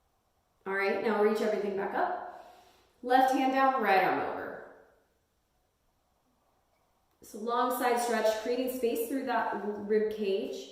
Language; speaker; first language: English; native; English